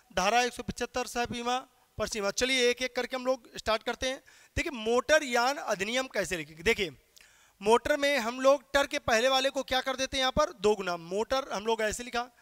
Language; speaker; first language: Hindi; native; Hindi